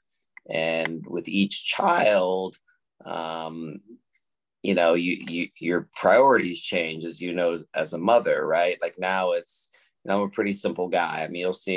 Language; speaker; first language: English; native; English